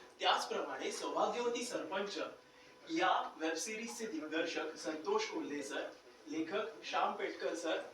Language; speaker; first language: Marathi; native; Marathi